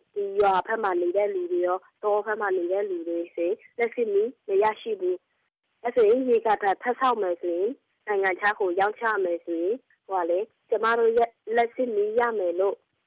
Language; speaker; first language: Burmese; non-native, local second language; Shan